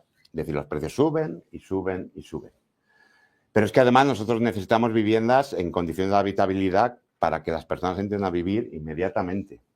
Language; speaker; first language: Spanish; native; Spanish